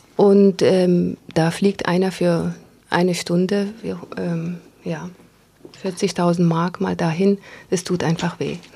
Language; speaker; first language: German; non-native, fluent; Pashto